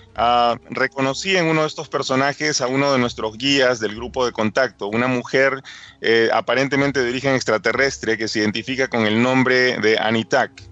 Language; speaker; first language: Spanish; native; Spanish